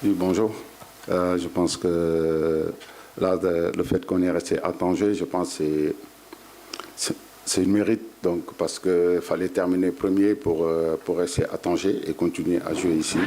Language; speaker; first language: French; non-native, local second language; Wolof